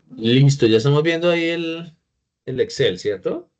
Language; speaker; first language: Spanish; native; Spanish